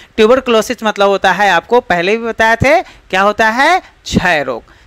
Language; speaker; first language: Hindi; native; Hindi